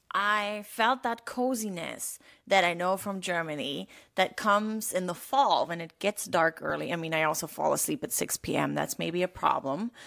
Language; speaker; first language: English; non-native, fluent; German